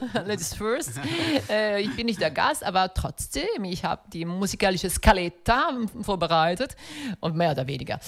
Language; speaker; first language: German; non-native, fluent; Italian